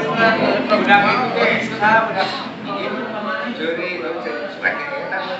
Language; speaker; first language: Indonesian; non-native, local second language; Sundanese